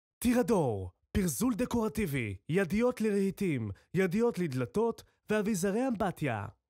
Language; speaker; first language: Hebrew; non-native, fluent; Spanish